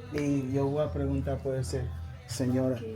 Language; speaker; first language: Spanish; non-native, learner; English